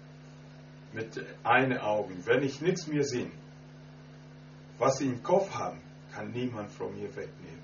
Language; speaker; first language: German; non-native, fluent; Akan